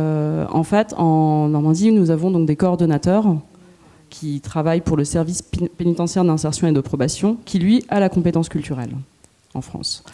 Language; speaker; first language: French; native; French